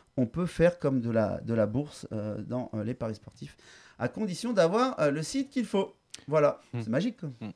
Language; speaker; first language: French; native; French